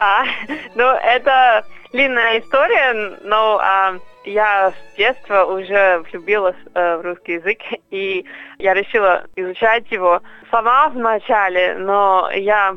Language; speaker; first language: Russian; non-native, fluent; English